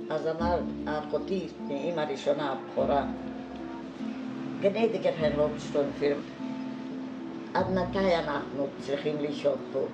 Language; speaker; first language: Hebrew; non-native, fluent; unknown